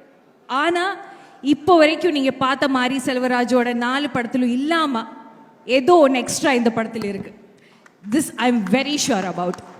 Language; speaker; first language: Tamil; non-native, fluent; Malayalam